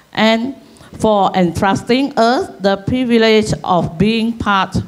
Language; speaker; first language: English; non-native, local second language; Chinese